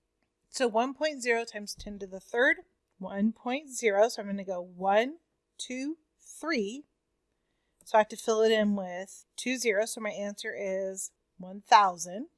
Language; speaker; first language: English; native; English